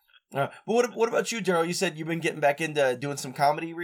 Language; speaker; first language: English; native; English